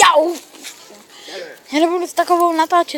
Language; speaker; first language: Czech; native; Czech